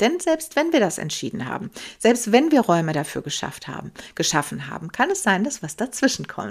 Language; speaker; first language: German; native; German